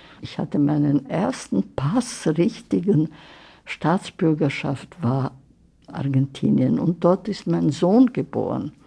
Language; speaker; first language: German; early bilingual, heritage; German